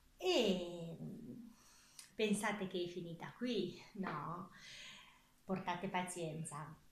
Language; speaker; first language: Italian; non-native, fluent; Romanian